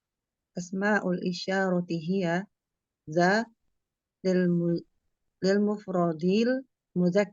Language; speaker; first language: Arabic; non-native, learner; Indonesian